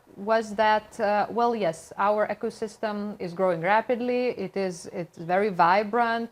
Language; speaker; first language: English; non-native, fluent; Lithuanian